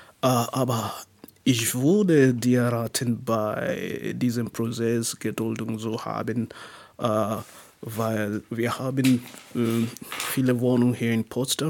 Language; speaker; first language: German; non-native, learner; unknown